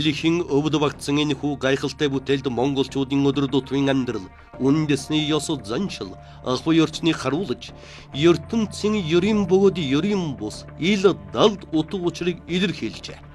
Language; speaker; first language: Mongolian; native; Mongolian